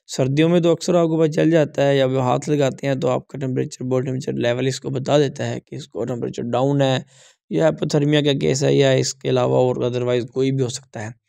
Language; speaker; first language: Urdu; non-native, local second language; Punjabi